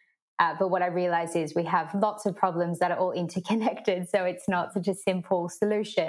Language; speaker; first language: English; native; English